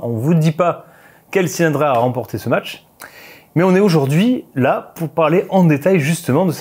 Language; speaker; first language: French; native; French